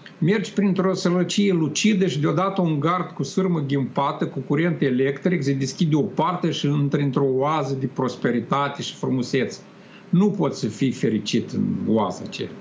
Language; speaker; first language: Romanian; native; Romanian